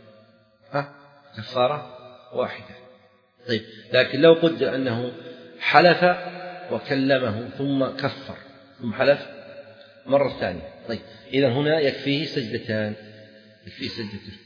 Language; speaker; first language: Arabic; native; Arabic